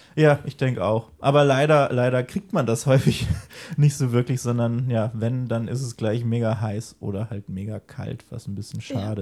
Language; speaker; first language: German; native; German